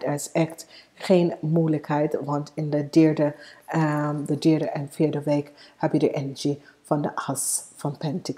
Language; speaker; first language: Dutch; non-native, fluent; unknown